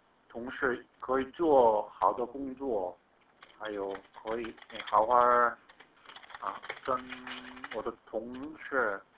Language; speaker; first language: Chinese; non-native, fluent; Korean